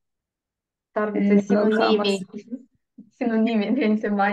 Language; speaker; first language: Finnish; non-native, learner; Russian